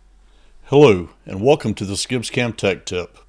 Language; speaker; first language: English; native; English